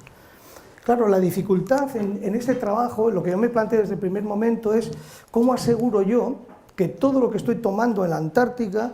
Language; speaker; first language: Spanish; native; Spanish